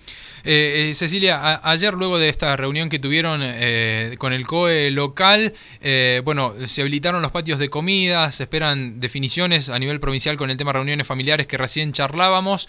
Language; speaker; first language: Spanish; native; Spanish